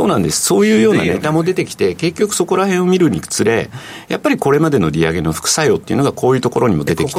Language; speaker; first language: Japanese; native; Japanese